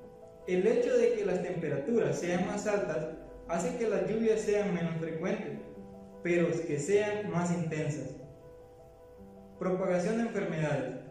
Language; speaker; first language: Spanish; native; Spanish